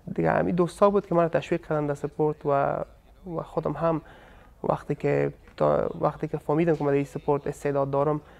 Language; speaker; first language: Persian; native; Persian